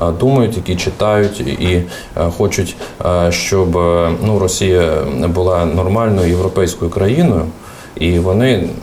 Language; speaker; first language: Ukrainian; non-native, fluent; Russian